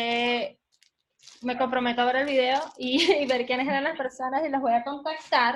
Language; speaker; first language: Spanish; native; Spanish